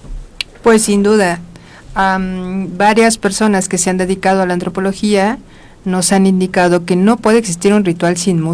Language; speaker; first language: Spanish; native; Spanish